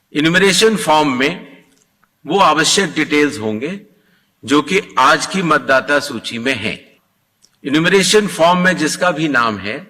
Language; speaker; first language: Hindi; native; Hindi